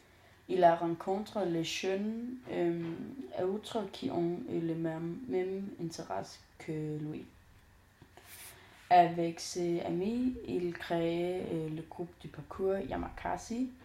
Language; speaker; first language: French; non-native, learner; Danish